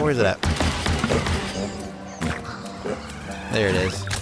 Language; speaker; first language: English; native; English